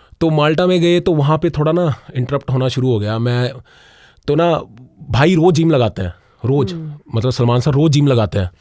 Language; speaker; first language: Hindi; non-native, local second language; Punjabi